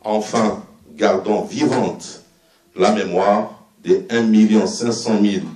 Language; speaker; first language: French; non-native, local second language; Arabic